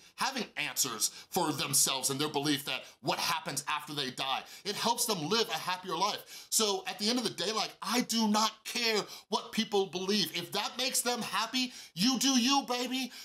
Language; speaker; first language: English; native; English